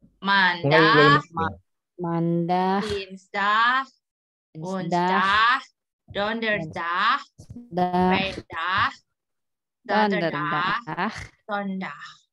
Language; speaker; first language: Dutch; non-native, learner; Indonesian